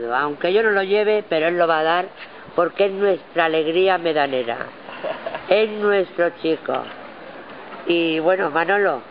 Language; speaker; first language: Spanish; native; Spanish